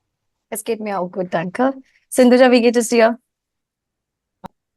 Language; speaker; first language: German; non-native, fluent; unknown